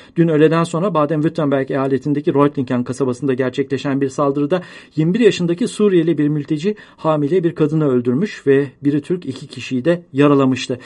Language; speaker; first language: Turkish; native; Turkish